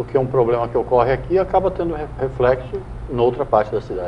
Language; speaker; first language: Portuguese; native; Portuguese